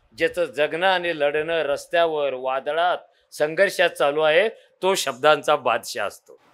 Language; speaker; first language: Marathi; native; Marathi